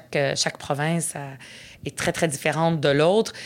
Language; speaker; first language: French; early bilingual, other home language; Arabic